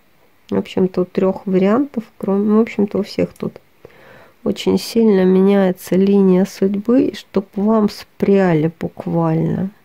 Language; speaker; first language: Russian; native; Russian